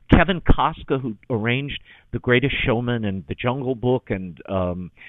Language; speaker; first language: English; native; English